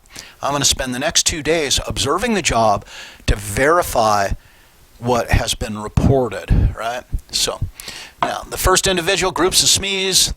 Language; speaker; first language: English; native; English